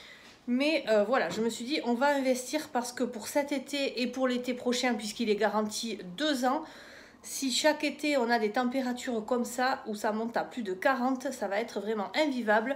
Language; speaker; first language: French; native; French